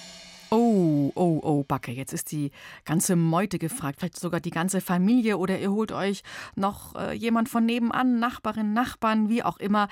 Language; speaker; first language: German; native; German